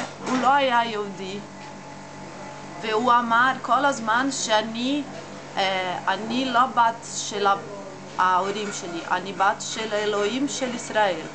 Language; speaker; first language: Hebrew; non-native, learner; English